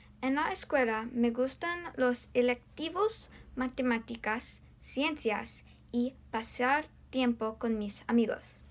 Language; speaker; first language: Spanish; non-native, learner; English